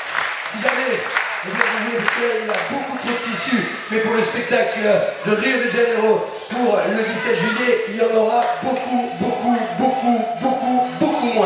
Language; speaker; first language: French; native; French